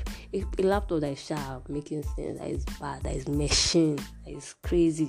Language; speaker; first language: English; non-native, local second language; Yoruba